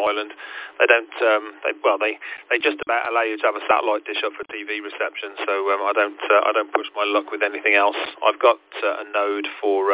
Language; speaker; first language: English; native; English